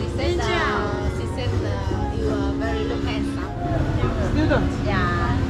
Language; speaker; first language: English; non-native, learner; Vietnamese